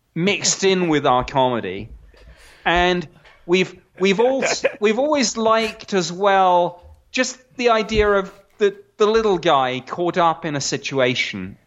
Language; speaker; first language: English; native; English